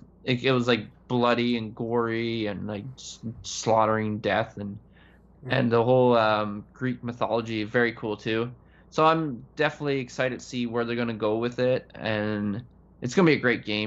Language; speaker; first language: English; native; English